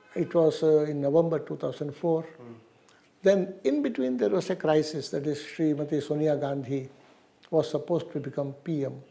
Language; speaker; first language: English; non-native, local second language; Tamil